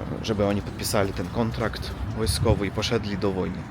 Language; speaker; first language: Polish; non-native, learner; Russian